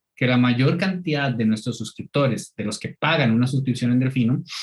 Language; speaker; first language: Spanish; native; Spanish